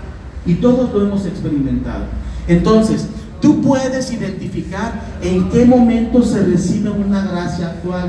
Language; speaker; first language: Spanish; native; Spanish